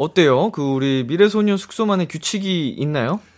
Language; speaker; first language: Korean; native; Korean